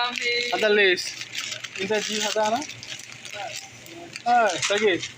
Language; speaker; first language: Arabic; non-native, learner; Bangla